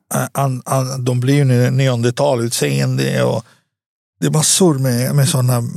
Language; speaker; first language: Swedish; early bilingual, other home language; Arabic